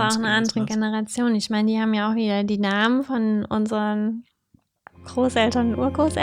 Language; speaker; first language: German; native; German